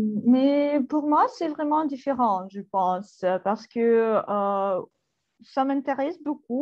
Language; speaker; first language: French; non-native, fluent; Russian